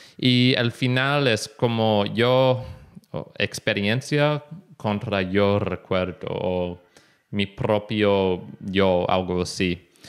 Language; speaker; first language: Spanish; non-native, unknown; English